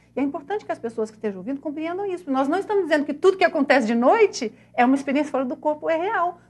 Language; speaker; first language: Portuguese; native; Portuguese